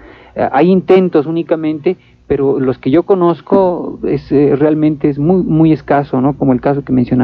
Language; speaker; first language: Spanish; native; Spanish